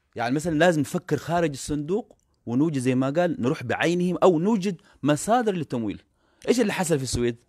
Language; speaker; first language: Arabic; non-native, fluent; Afar